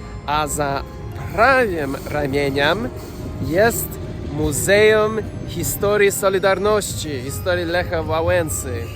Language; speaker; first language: Polish; non-native, learner; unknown